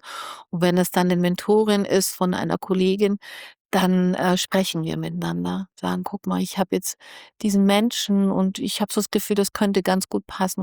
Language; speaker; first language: German; native; German